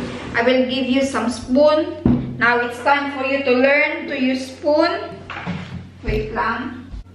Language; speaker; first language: English; non-native, local second language; Filipino